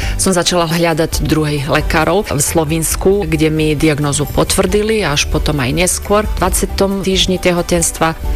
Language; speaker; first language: Slovak; non-native, fluent; Croatian